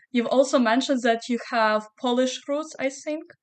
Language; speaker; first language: English; non-native, fluent; Ukrainian